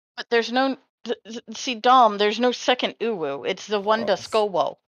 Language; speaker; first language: English; native; English